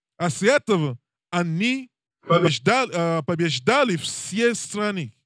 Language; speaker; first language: Russian; non-native, learner; English